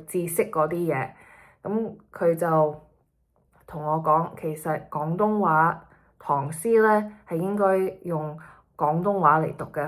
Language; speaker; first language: Cantonese; early bilingual, heritage; Cantonese